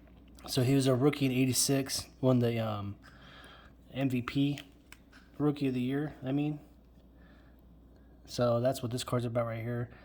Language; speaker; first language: English; native; English